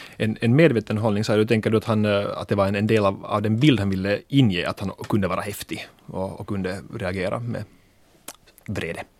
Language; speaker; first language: Swedish; native; Swedish